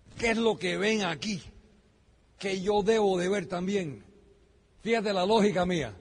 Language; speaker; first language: Spanish; early bilingual, heritage; Spanish